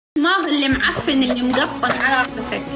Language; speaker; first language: Arabic; native; Arabic